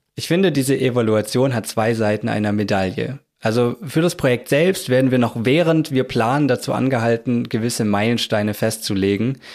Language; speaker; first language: German; native; German